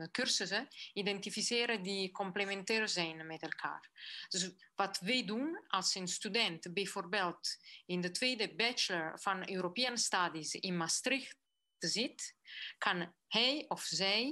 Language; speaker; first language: Dutch; non-native, fluent; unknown